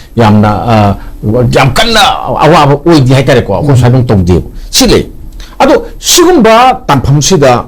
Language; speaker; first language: Manipuri; non-native, local second language; Rongmei Naga